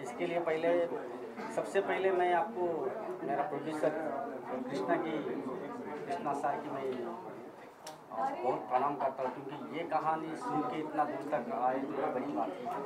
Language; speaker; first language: Hindi; non-native, local second language; Marathi